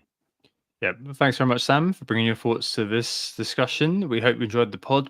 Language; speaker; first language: English; native; English